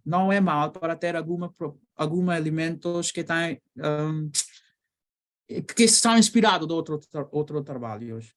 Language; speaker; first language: Portuguese; non-native, learner; Bangla